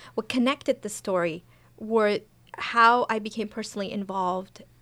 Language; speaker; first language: English; early bilingual, other home language; Persian